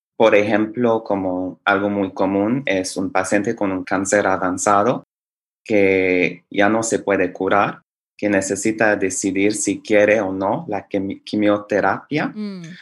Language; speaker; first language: Spanish; non-native, fluent; English